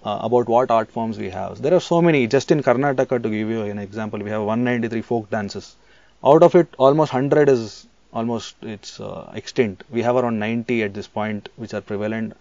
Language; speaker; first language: English; non-native, local second language; Kannada